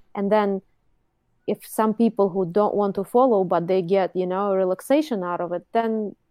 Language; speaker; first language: English; non-native, fluent; Russian